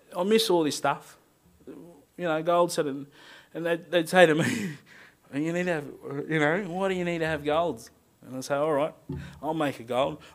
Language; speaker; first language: English; native; English